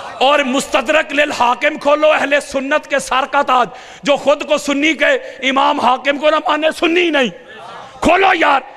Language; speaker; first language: Urdu; non-native, local second language; Punjabi